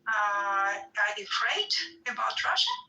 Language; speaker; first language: English; non-native, learner; Russian